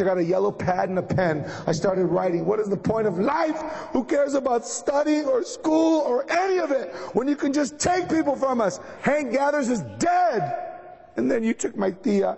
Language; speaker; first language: English; early bilingual, other home language; Spanish